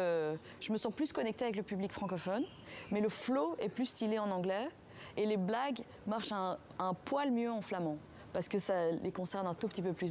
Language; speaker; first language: French; early bilingual, other home language; Persian